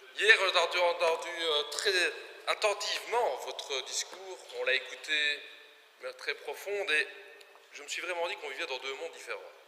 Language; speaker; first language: French; native; French